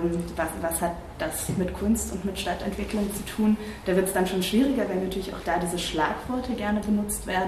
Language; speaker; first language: German; native; German